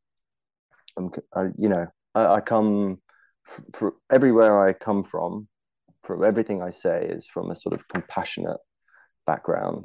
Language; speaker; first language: English; native; English